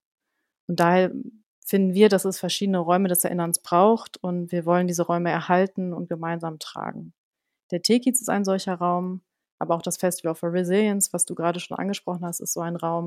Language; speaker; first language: German; native; German